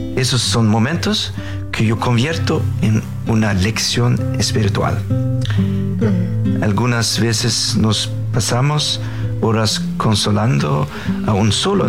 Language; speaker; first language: Spanish; non-native, fluent; Faroese